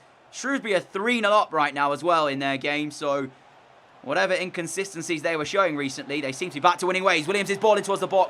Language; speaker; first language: English; native; English